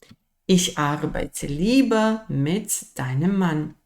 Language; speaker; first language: German; non-native, fluent; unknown